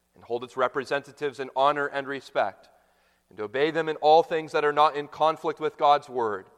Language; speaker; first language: English; native; English